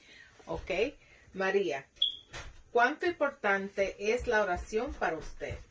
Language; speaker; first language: Spanish; early bilingual, heritage; Spanish